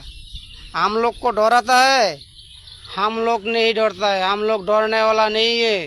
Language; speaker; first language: Hindi; non-native, fluent; Bangla